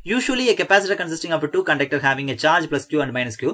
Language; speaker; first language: English; non-native, local second language; Tamil